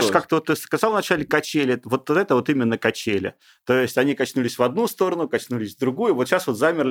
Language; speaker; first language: Russian; native; Russian